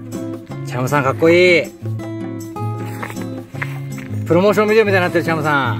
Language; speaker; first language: Japanese; native; Japanese